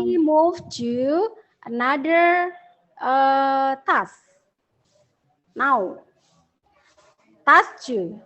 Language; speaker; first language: English; non-native, learner; Indonesian